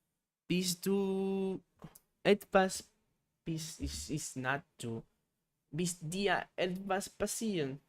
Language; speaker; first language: German; non-native, learner; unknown